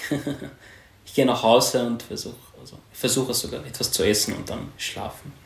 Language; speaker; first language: German; non-native, fluent; Arabic